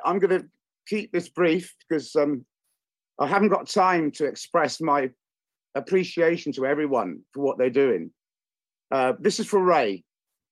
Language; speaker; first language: English; non-native, fluent; French